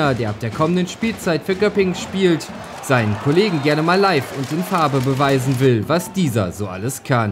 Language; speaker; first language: German; native; German